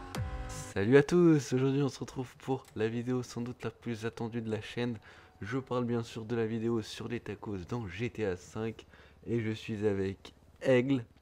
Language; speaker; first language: French; native; French